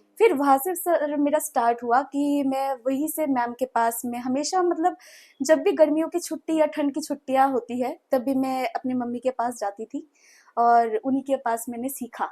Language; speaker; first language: Hindi; non-native, local second language; Bangla